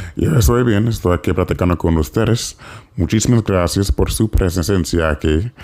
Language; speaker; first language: Spanish; non-native, fluent; English